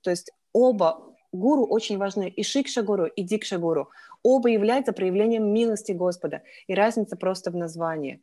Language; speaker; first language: Russian; native; Russian